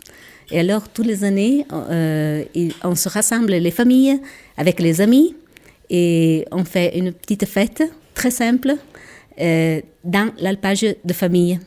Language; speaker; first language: French; non-native, local second language; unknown